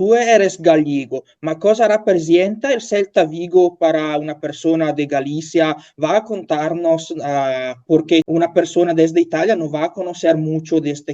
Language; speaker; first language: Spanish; non-native, learner; Italian